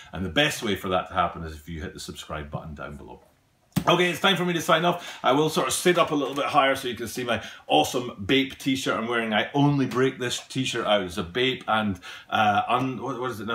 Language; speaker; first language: English; native; English